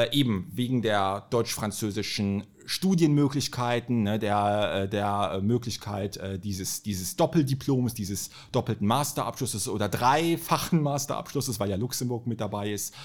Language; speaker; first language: German; native; German